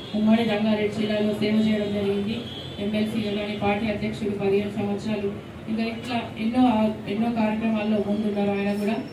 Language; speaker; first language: Telugu; native; Telugu